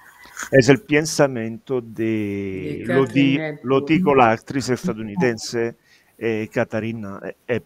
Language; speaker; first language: Spanish; non-native, fluent; Italian